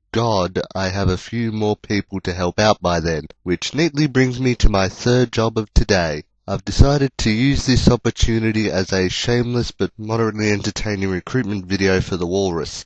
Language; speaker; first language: English; native; English